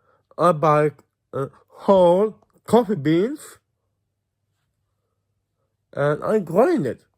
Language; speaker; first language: English; non-native, fluent; Swedish